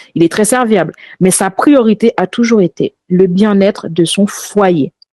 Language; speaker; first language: French; early bilingual, other home language; Haitian Creole